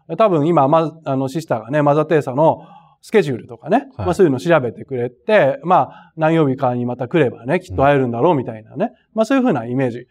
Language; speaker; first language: Japanese; native; Japanese